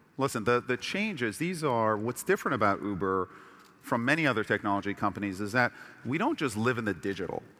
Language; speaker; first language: English; early bilingual, other home language; Persian